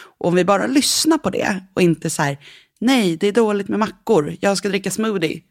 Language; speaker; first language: Swedish; native; Swedish